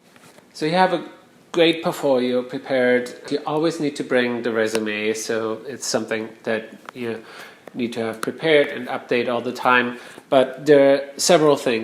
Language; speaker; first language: English; non-native, fluent; German